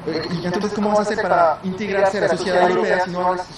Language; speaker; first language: Spanish; non-native, fluent; French